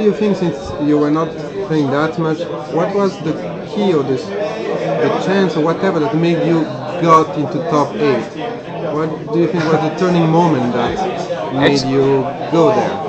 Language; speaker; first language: English; non-native, fluent; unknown